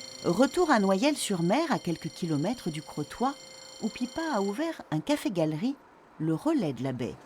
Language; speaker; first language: French; native; French